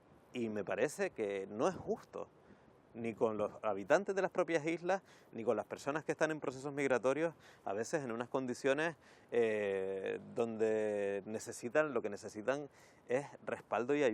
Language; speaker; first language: Spanish; native; Spanish